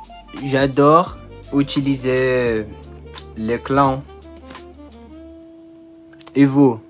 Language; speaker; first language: French; non-native, learner; Portuguese